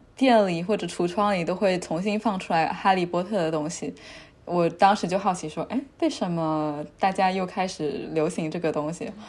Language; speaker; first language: Chinese; native; Chinese